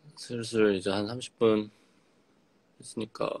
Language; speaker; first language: Korean; native; Korean